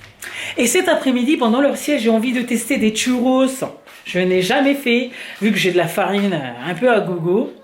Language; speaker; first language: French; native; French